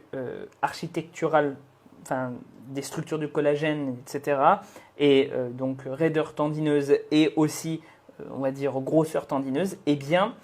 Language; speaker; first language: French; native; French